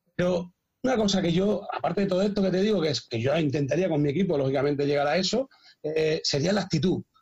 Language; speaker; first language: Spanish; native; Spanish